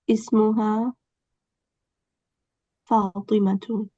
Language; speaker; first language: Arabic; non-native, learner; English